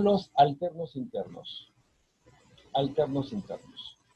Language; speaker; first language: Spanish; native; Spanish